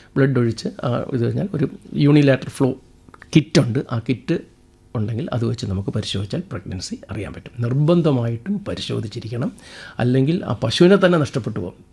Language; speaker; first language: Malayalam; native; Malayalam